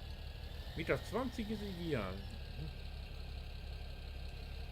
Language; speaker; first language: German; native; German